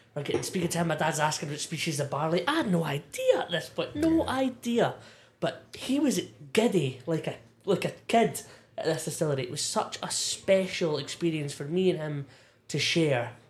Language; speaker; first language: English; native; English